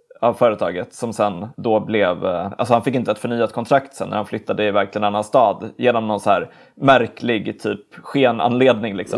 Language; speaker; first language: Swedish; native; Swedish